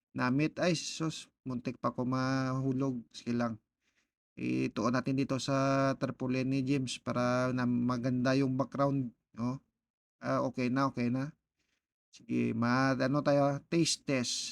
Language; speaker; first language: Filipino; non-native, local second language; Hiligaynon